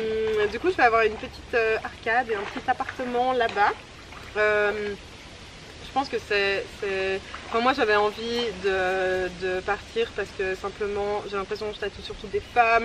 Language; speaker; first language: French; native; French